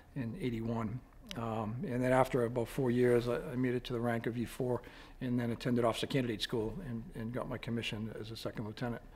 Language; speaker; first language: English; native; English